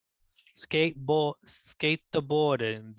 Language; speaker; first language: Japanese; non-native, learner; English